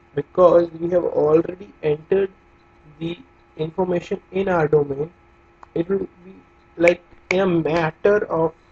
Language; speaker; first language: English; non-native, local second language; Hindi